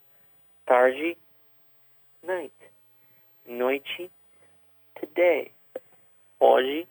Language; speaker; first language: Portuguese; non-native, fluent; English